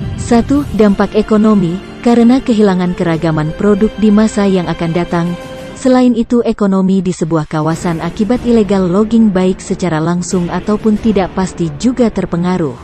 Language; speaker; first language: Indonesian; native; Indonesian